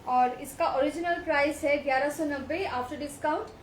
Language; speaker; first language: Hindi; non-native, local second language; Bangla